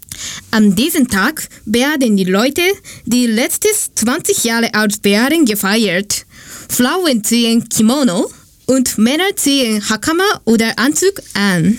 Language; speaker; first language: German; non-native, learner; Japanese